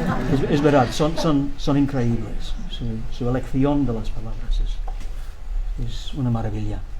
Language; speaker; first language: Spanish; non-native, learner; English